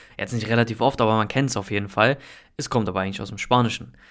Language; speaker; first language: German; native; German